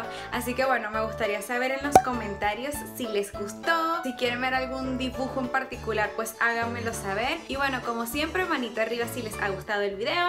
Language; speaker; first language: Spanish; native; Spanish